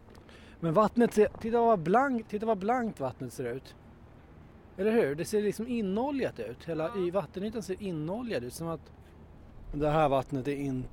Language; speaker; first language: Swedish; native; Swedish